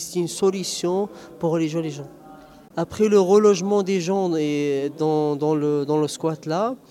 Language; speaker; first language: French; non-native, local second language; Arabic